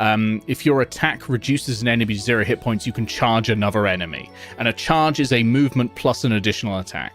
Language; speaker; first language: English; native; English